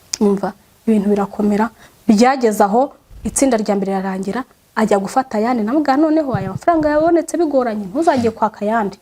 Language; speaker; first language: Kinyarwanda; native; Kinyarwanda